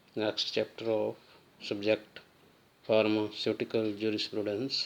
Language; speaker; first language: English; non-native, local second language; Punjabi